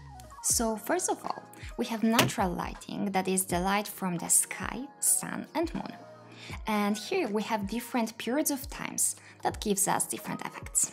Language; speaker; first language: English; non-native, fluent; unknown